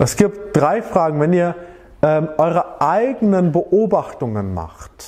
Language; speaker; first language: German; native; German